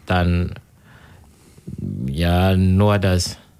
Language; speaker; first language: German; non-native, learner; Kinyarwanda